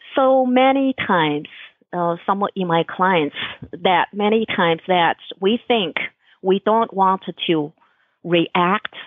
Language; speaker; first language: English; non-native, fluent; Chinese